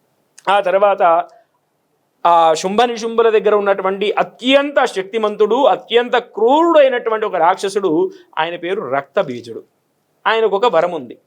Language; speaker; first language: Telugu; native; Telugu